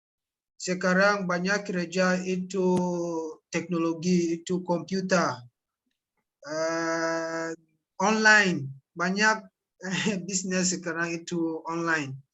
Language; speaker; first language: Indonesian; non-native, learner; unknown